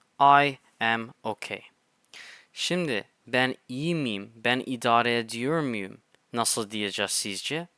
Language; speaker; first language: Turkish; non-native, fluent; English